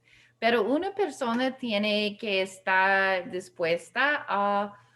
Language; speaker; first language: Spanish; non-native, learner; English